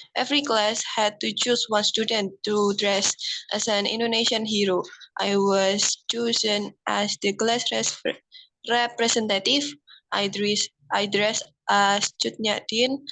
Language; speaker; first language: English; non-native, learner; Indonesian